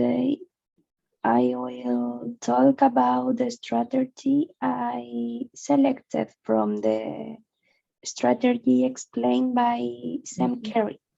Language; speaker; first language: English; non-native, learner; Spanish